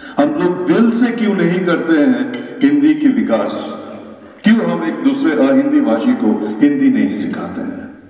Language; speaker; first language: Hindi; non-native, local second language; Bangla